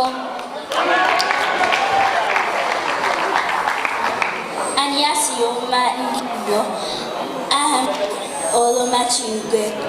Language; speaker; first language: Igbo; early bilingual, heritage; Igbo